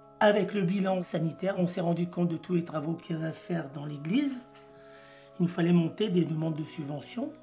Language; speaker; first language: French; native; French